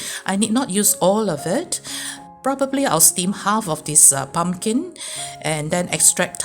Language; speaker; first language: English; native; English